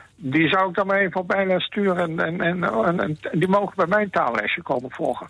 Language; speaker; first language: Dutch; native; Dutch